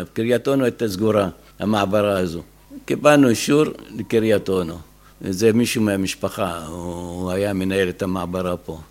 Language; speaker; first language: Hebrew; non-native, fluent; Arabic